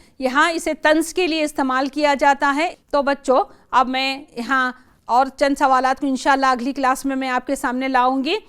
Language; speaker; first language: Urdu; native; Urdu